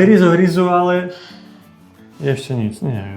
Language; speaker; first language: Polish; non-native, learner; Slovak